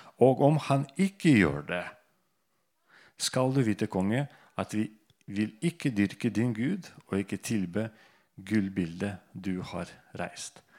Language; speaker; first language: Norwegian; non-native, fluent; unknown